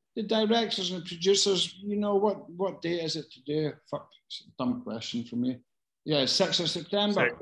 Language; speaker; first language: English; native; English